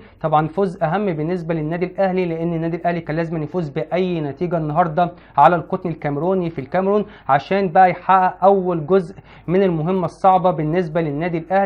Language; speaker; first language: Arabic; native; Arabic